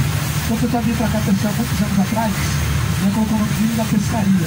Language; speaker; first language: Portuguese; native; Portuguese